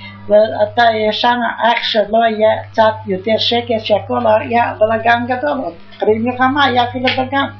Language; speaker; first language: Hebrew; non-native, fluent; Yiddish